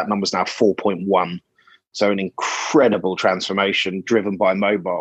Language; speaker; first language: English; native; English